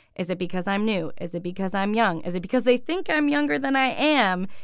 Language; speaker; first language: English; native; English